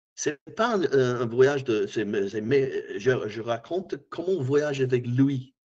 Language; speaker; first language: French; non-native, learner; English